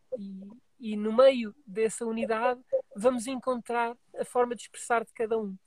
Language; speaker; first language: Portuguese; native; Portuguese